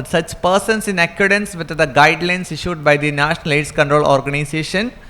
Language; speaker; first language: English; non-native, local second language; Malayalam